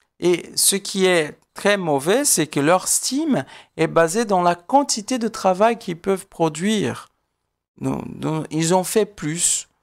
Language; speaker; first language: French; non-native, fluent; Portuguese